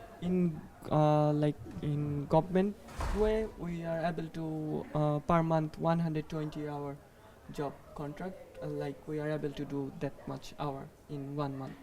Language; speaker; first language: English; non-native, fluent; Bangla